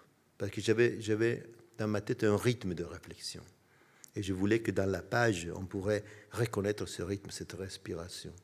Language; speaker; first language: French; non-native, fluent; Italian